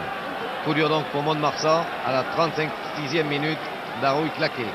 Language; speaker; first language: French; native; French